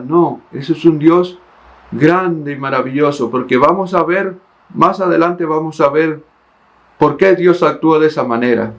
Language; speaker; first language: Spanish; native; Spanish